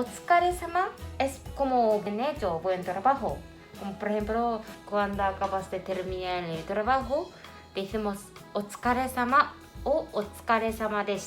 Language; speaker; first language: Spanish; non-native, fluent; Japanese